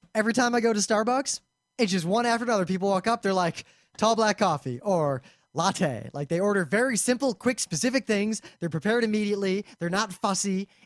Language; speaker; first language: English; native; English